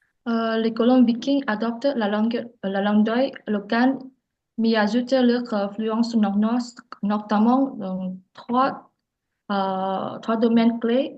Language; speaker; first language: French; non-native, learner; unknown